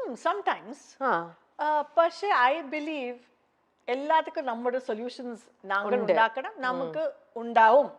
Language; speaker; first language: Malayalam; non-native, fluent; Kannada